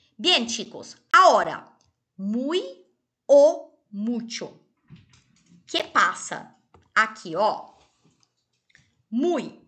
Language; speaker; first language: Spanish; non-native, fluent; Portuguese